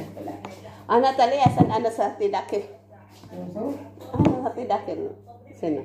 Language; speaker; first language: Arabic; non-native, learner; Filipino